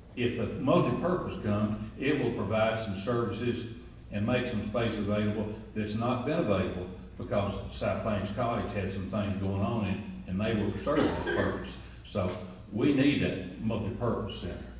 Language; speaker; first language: English; native; English